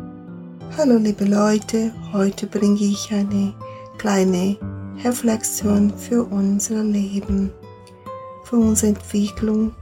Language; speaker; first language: German; non-native, fluent; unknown